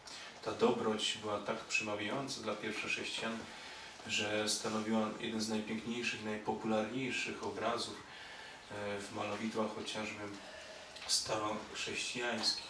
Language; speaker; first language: Polish; native; Polish